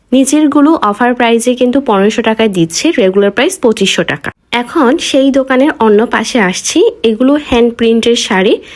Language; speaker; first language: Bangla; native; Bangla